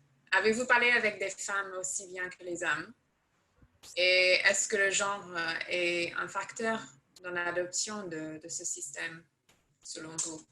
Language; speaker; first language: French; non-native, fluent; English